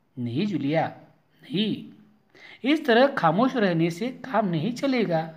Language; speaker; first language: Hindi; non-native, local second language; Marathi